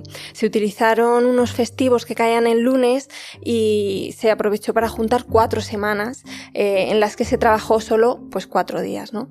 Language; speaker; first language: Spanish; native; Spanish